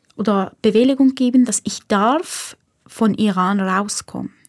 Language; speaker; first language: German; non-native, fluent; Persian